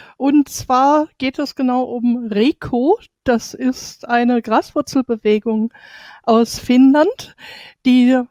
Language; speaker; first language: German; native; German